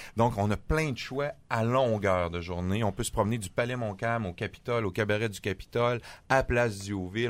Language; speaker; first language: French; native; French